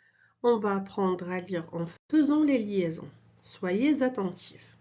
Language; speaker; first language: French; non-native, local second language; Arabic